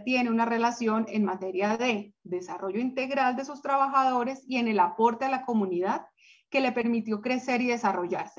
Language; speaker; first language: Spanish; native; Spanish